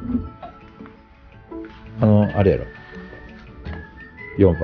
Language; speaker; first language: Japanese; native; Japanese